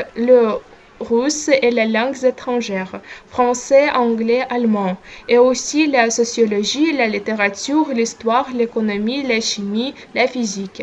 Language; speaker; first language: French; non-native, learner; Russian